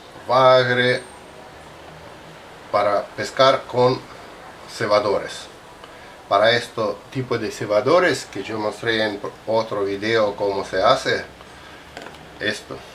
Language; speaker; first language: Spanish; non-native, fluent; Russian